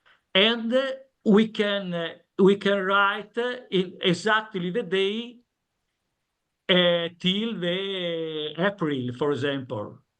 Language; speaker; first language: English; non-native, learner; Italian